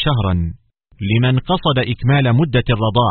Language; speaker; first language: Arabic; native; Arabic